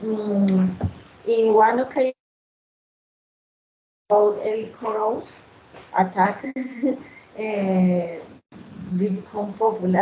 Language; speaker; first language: English; non-native, learner; Spanish